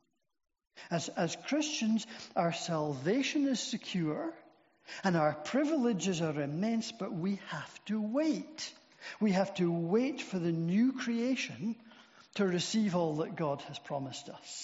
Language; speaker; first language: English; native; English